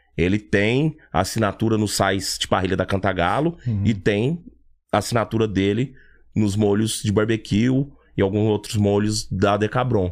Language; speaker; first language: Portuguese; native; Portuguese